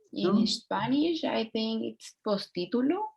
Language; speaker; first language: English; non-native, learner; Spanish